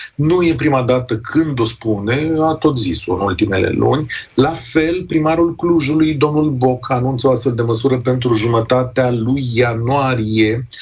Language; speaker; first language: Romanian; native; Romanian